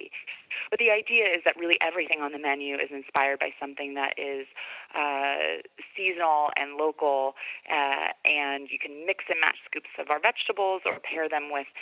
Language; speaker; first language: English; native; English